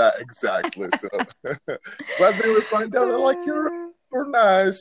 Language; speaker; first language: English; non-native, learner; Arabic